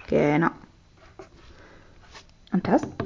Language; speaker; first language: German; native; German